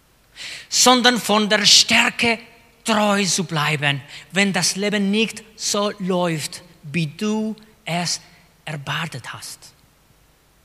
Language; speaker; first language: German; non-native, fluent; Spanish